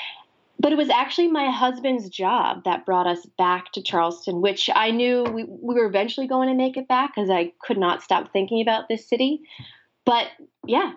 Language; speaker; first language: English; native; English